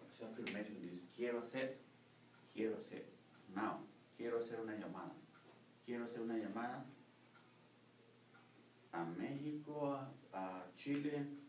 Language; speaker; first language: Spanish; native; Spanish